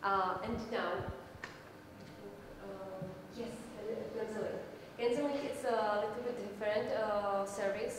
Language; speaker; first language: English; non-native, learner; Czech